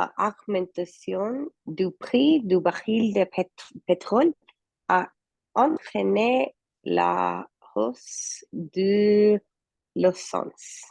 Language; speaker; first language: French; non-native, learner; Spanish